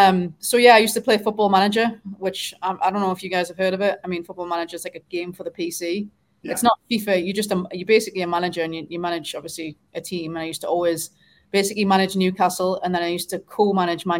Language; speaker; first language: English; native; English